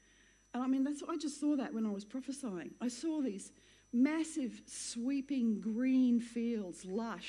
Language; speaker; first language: English; native; English